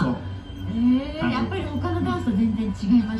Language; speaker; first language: Japanese; native; Japanese